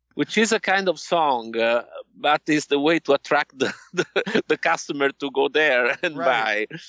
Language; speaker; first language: English; non-native, fluent; Italian